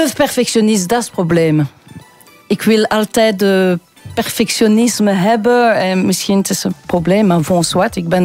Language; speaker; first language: Dutch; non-native, local second language; French